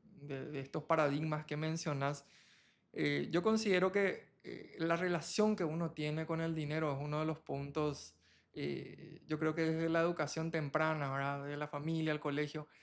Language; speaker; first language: Spanish; native; Spanish